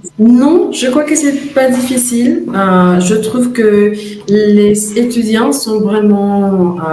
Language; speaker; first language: French; non-native, fluent; Spanish